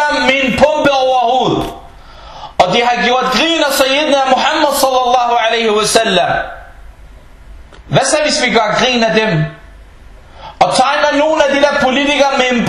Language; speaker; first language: Danish; non-native, fluent; Arabic